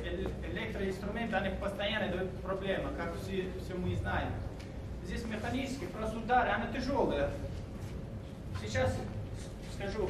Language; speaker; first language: Russian; non-native, learner; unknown